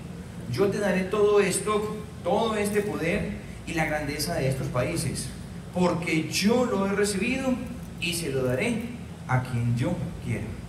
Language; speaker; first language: Spanish; native; Spanish